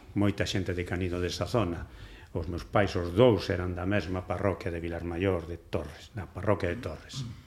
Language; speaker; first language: Galician; non-native, local second language; Spanish